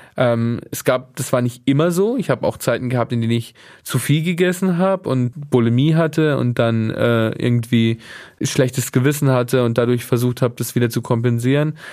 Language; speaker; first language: German; native; German